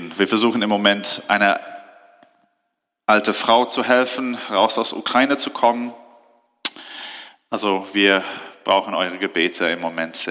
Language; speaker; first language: German; non-native, fluent; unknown